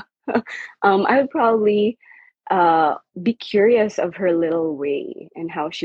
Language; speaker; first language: English; non-native, local second language; Filipino